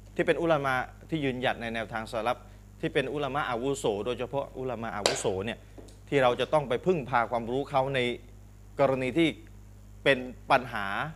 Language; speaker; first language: Thai; native; Thai